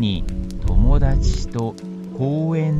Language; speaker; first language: Japanese; non-native, learner; English